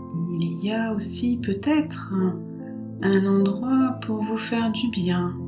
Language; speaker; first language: French; native; French